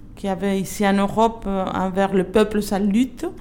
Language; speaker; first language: French; non-native, fluent; Spanish